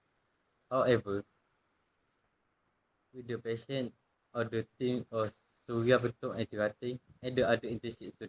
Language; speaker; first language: English; non-native, local second language; Malay